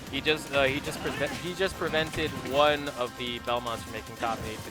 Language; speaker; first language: English; native; English